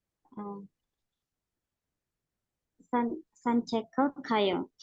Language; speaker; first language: Korean; non-native, learner; Indonesian